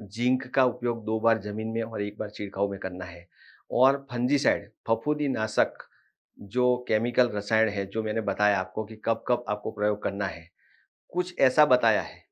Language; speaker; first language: Hindi; non-native, local second language; Marathi